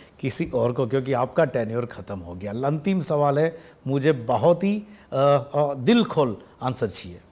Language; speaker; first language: Hindi; non-native, local second language; Gujarati